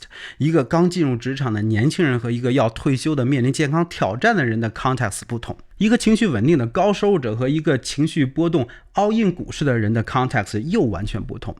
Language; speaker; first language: Chinese; native; Chinese